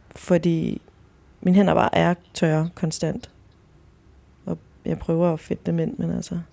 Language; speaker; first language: Danish; early bilingual, other home language; Spanish